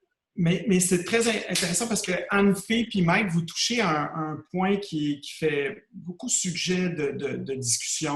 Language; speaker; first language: French; native; French